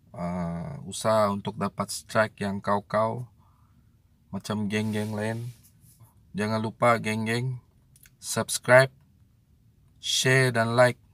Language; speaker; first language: Malay; native; Malay